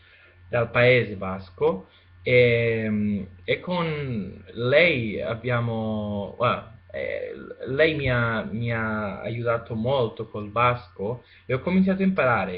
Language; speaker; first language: Italian; non-native, learner; Spanish